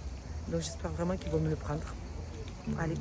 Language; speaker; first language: French; native; French